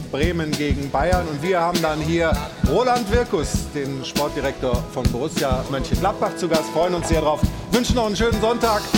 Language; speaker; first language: German; native; German